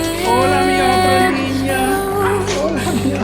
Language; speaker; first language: Spanish; non-native, learner; English